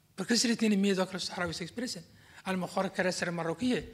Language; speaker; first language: Spanish; non-native, fluent; Arabic